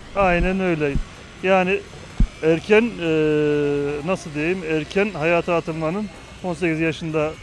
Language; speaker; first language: Turkish; native; Turkish